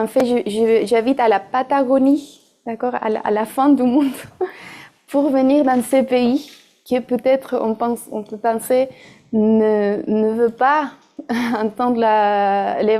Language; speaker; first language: French; non-native, fluent; Spanish